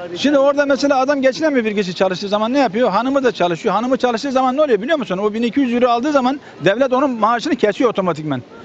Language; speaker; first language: Turkish; native; Turkish